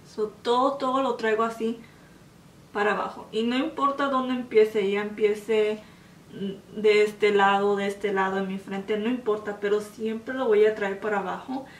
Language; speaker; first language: Spanish; early bilingual, heritage; Spanish